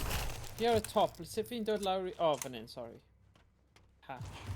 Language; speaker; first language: Welsh; native; Welsh